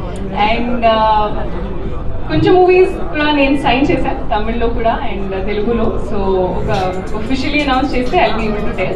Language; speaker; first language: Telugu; non-native, learner; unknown